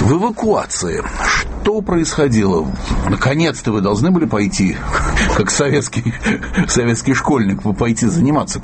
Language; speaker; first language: Russian; native; Russian